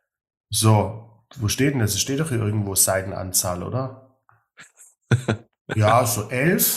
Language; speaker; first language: German; native; German